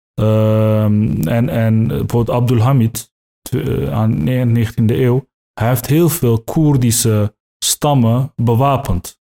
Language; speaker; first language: Dutch; early bilingual, other home language; Turkish